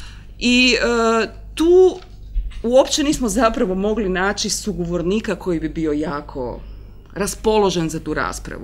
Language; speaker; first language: Croatian; native; Croatian